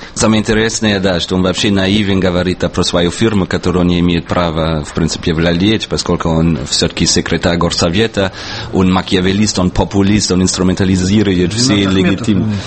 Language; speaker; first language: Russian; non-native, fluent; German